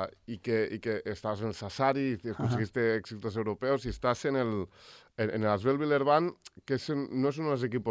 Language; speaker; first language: Spanish; non-native, local second language; Catalan